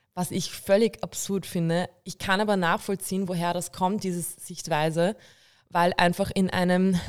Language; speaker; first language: German; early bilingual, other home language; Bulgarian